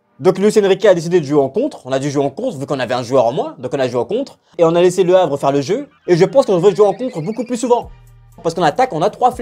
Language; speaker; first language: French; native; French